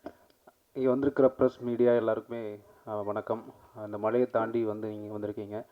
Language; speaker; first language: Tamil; native; Tamil